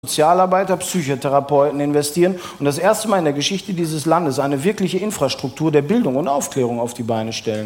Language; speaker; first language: German; native; German